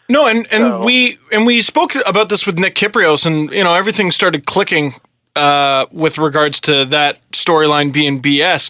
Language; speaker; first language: English; native; English